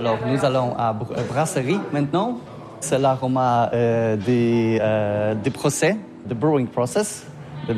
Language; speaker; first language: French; non-native, learner; Polish